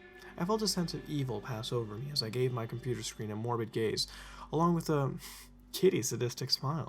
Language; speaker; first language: English; native; English